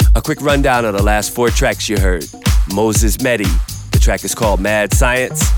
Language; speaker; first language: English; native; English